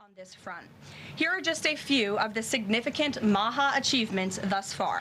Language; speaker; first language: English; native; English